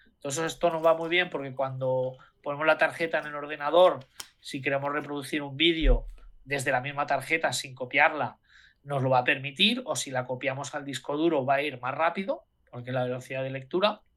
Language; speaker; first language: Spanish; native; Spanish